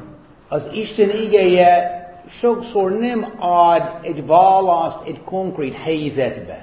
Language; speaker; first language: Hungarian; non-native, fluent; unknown